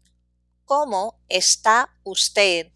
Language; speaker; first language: Spanish; non-native, fluent; English